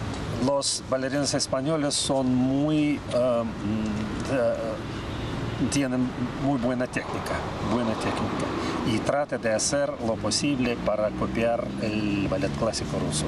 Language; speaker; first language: Spanish; non-native, learner; Russian